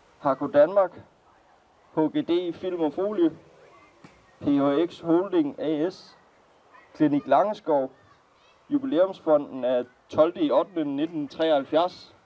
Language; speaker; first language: Danish; native; Danish